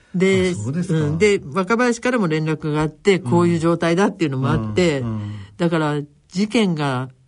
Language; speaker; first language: Japanese; native; Japanese